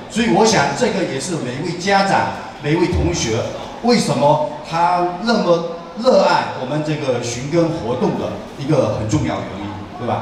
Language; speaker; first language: Chinese; native; Chinese